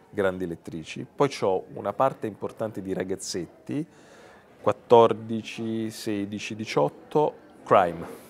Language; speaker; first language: Italian; native; Italian